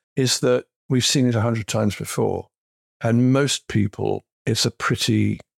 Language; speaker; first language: English; native; English